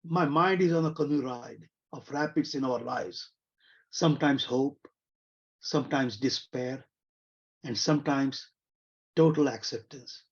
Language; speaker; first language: English; non-native, local second language; Marathi